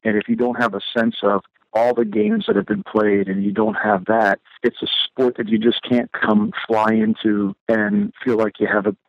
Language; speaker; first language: English; native; English